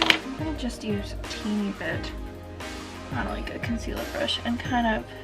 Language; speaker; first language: English; native; English